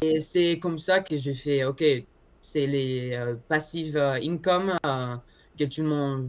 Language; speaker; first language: French; non-native, learner; Spanish